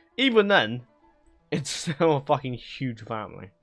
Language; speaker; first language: English; native; English